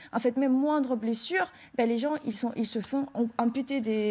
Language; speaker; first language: French; non-native, fluent; Ukrainian